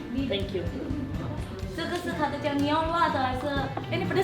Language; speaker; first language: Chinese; non-native, fluent; Indonesian